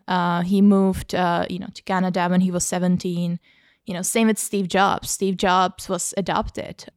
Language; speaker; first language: English; non-native, fluent; Czech